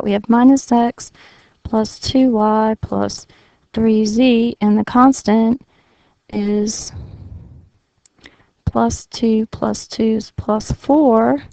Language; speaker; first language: English; native; English